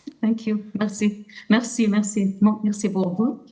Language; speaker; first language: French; non-native, learner; Arabic